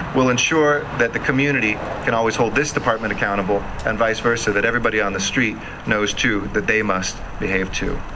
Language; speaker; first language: English; native; English